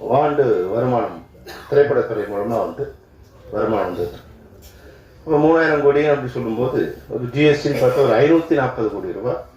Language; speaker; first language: Tamil; native; Tamil